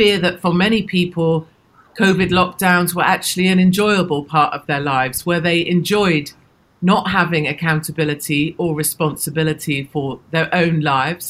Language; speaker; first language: English; native; English